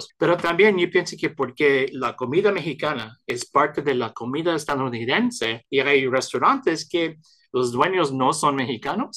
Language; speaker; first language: Spanish; early bilingual, heritage; Spanish